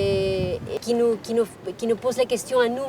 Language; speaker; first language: French; non-native, fluent; Spanish